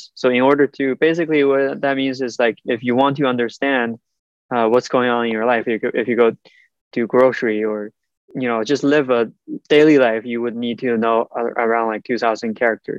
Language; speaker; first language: English; non-native, fluent; Chinese